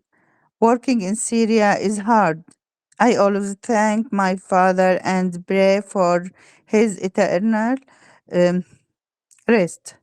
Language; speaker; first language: English; non-native, learner; Arabic